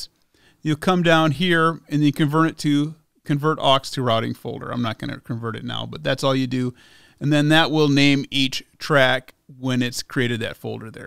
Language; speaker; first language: English; native; English